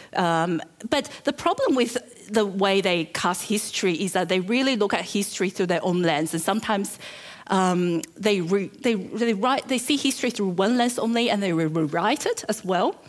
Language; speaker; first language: English; early bilingual, other home language; Chinese